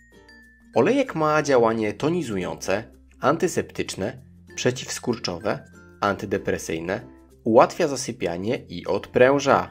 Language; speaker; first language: Polish; native; Polish